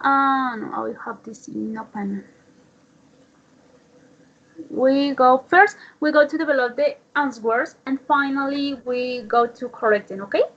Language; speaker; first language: English; non-native, learner; Spanish